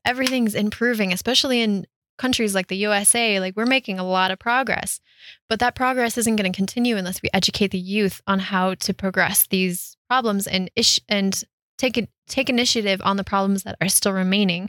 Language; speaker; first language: English; native; English